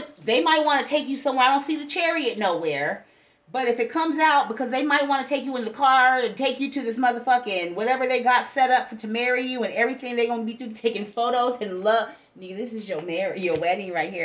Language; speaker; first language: English; native; English